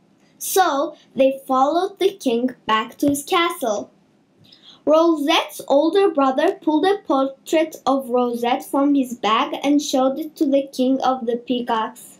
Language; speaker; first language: English; native; English